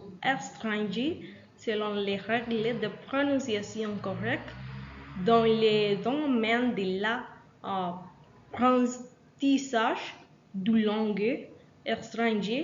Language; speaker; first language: French; non-native, learner; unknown